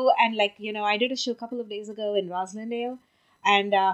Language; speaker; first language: English; non-native, local second language; Tamil